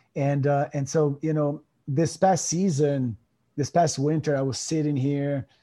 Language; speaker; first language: English; non-native, fluent; Italian